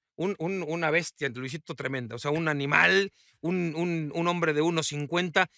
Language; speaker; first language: Spanish; native; Spanish